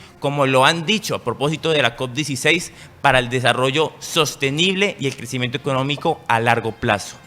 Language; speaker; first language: Spanish; native; Spanish